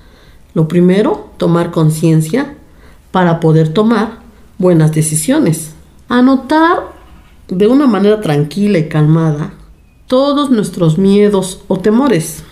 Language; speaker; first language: Spanish; native; Spanish